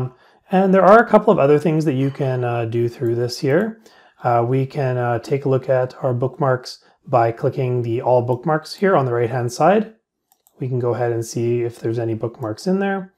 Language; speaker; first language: English; native; English